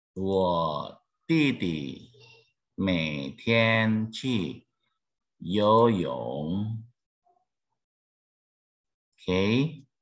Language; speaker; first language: Chinese; non-native, learner; Indonesian